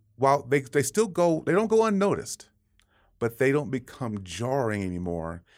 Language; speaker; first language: English; native; English